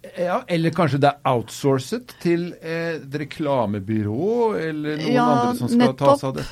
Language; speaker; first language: Norwegian; native; Norwegian